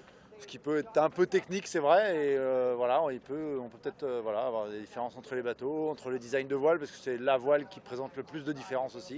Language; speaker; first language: French; native; French